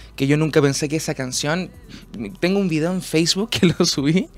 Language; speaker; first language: Spanish; native; Spanish